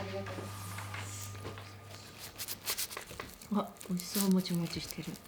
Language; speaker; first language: Japanese; native; Japanese